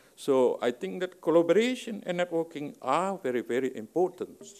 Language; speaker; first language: English; non-native, fluent; Indonesian